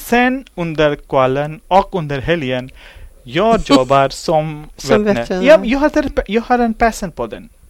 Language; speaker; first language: Swedish; non-native, learner; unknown